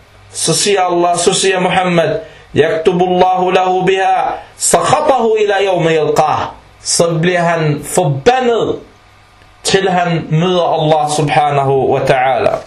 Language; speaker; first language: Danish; non-native, fluent; Arabic